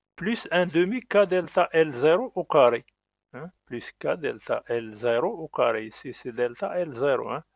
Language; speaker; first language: French; non-native, local second language; Arabic